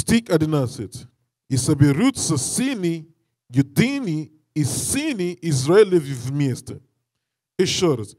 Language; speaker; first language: Russian; non-native, learner; English